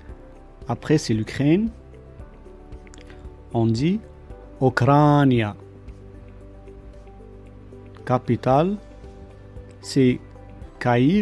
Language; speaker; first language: French; non-native, local second language; Arabic